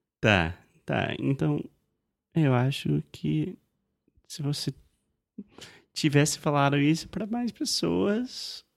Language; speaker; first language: Portuguese; non-native, fluent; English